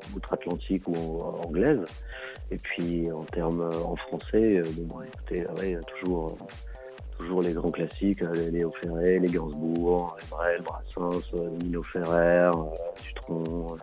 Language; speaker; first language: French; native; French